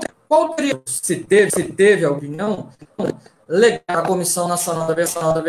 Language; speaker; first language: Portuguese; native; Portuguese